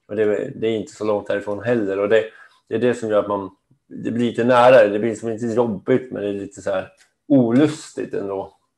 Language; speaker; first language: Swedish; native; Swedish